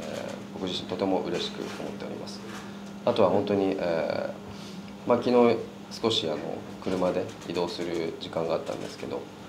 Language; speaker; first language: Japanese; native; Japanese